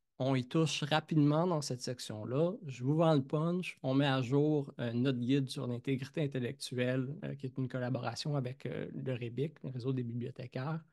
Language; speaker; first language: French; native; French